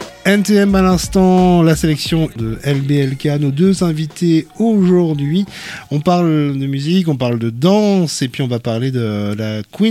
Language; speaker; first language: French; native; French